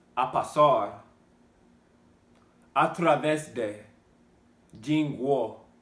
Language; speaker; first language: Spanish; non-native, learner; English